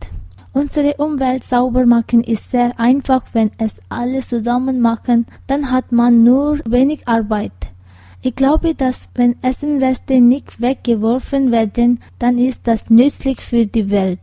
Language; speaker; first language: German; non-native, learner; Tibetan